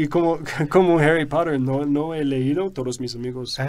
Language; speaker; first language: Spanish; non-native, fluent; English